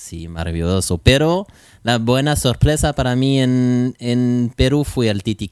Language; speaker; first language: Spanish; non-native, learner; French